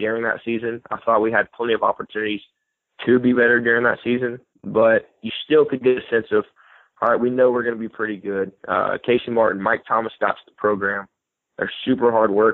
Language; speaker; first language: English; native; English